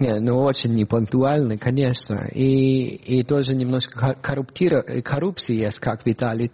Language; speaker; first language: Russian; non-native, fluent; English